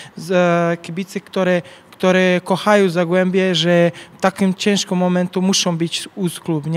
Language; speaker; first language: Polish; non-native, learner; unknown